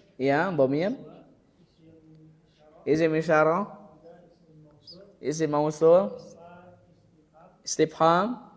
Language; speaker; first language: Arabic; non-native, fluent; Sundanese